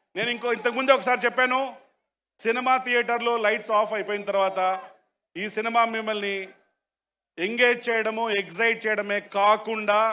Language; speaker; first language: Telugu; native; Telugu